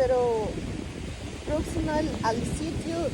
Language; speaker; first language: Spanish; early bilingual, heritage; Spanish